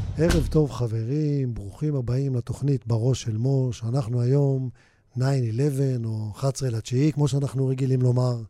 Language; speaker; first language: Hebrew; native; Hebrew